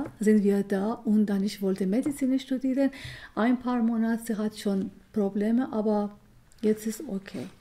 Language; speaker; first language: German; non-native, learner; Persian